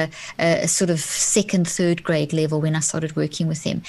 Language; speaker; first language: English; native; English